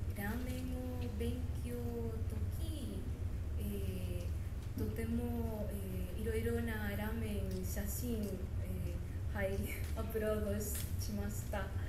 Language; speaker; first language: Japanese; non-native, learner; Spanish